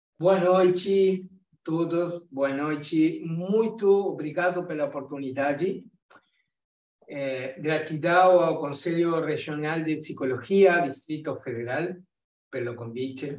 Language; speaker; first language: Portuguese; non-native, fluent; Spanish